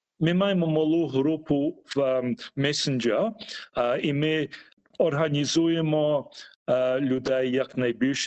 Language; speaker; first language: Ukrainian; early bilingual, heritage; Ukrainian